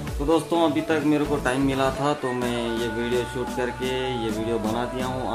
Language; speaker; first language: Urdu; native; Urdu